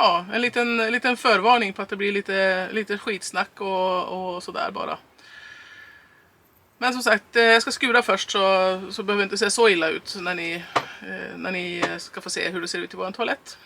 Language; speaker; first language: Swedish; native; Swedish